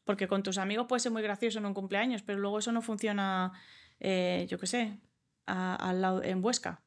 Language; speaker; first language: Spanish; early bilingual, other home language; English